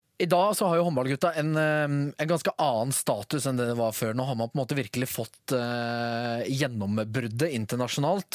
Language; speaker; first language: Norwegian; native; Norwegian